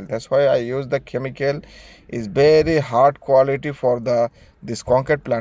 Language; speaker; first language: English; non-native, learner; Bangla